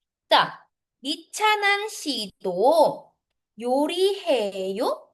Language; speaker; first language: Korean; non-native, fluent; Filipino